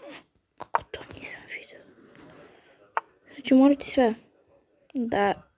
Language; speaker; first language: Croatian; early bilingual, heritage; Croatian